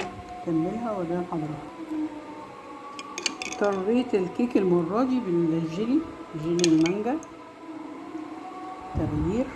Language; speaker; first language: Arabic; native; Arabic